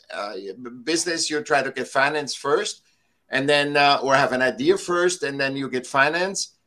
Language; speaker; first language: English; non-native, fluent; German